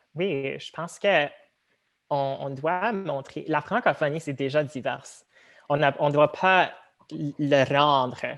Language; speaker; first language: French; non-native, local second language; Tamil